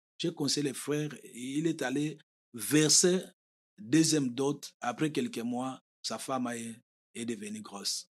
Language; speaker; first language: French; non-native, local second language; Lingala